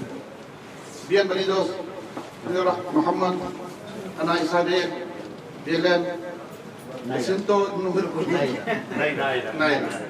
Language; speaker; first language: Spanish; non-native, learner; Urdu